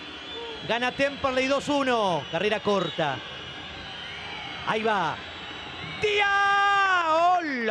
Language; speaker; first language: Spanish; native; Spanish